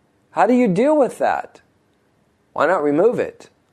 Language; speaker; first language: English; native; English